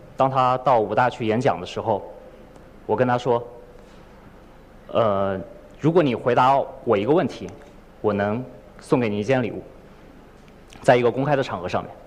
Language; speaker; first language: Chinese; native; Chinese